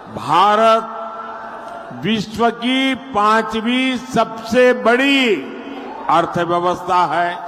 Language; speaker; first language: Hindi; non-native, local second language; Gujarati